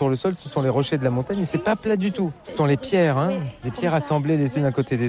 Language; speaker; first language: French; native; French